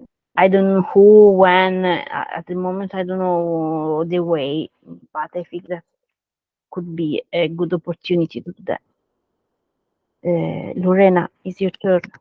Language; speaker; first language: English; non-native, learner; Italian